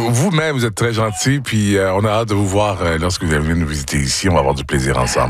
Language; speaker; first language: French; native; French